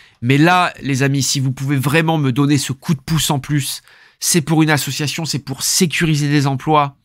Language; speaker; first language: French; native; French